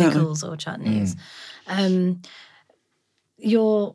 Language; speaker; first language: English; native; English